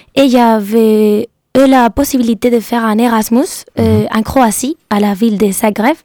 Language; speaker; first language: French; non-native, fluent; Spanish